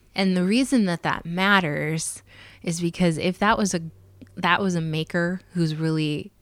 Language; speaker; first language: English; native; English